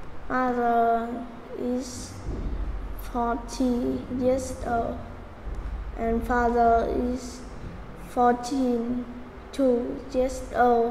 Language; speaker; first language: English; non-native, learner; Vietnamese